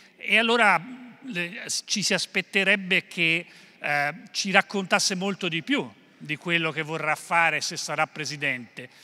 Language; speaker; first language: Italian; native; Italian